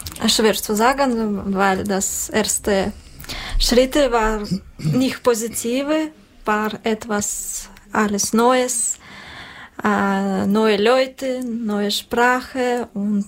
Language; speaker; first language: German; non-native, learner; Russian